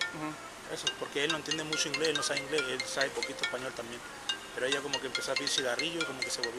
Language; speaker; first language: Spanish; native; Spanish